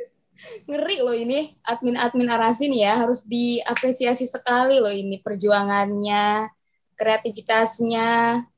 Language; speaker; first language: Indonesian; native; Indonesian